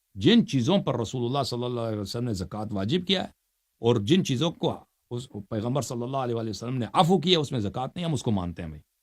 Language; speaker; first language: Urdu; non-native, fluent; Persian